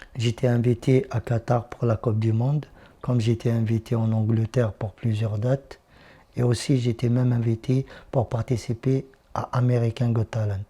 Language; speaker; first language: French; non-native, local second language; Arabic